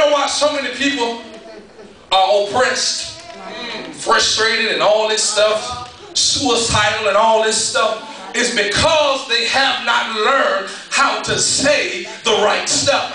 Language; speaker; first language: English; native; English